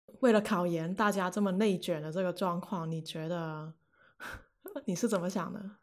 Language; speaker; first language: Chinese; non-native, local second language; Cantonese